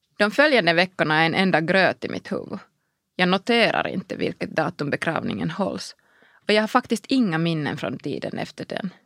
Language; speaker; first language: Swedish; non-native, local second language; Finnish